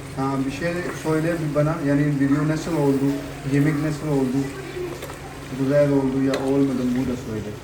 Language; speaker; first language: Turkish; non-native, learner; Urdu